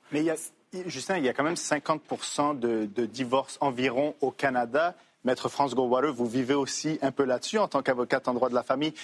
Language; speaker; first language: French; native; French